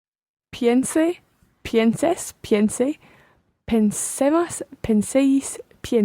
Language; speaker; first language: Spanish; non-native, learner; English